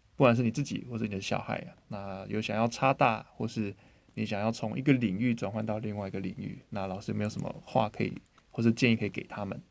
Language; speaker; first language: Chinese; native; Chinese